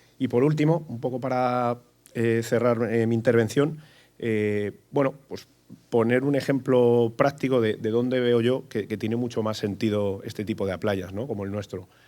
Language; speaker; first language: Spanish; native; Spanish